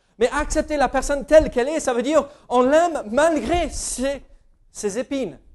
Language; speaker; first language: French; non-native, fluent; English